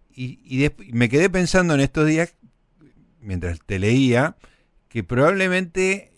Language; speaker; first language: Spanish; native; Spanish